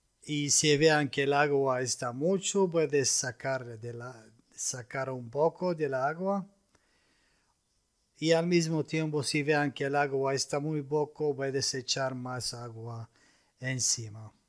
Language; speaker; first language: Spanish; non-native, fluent; Arabic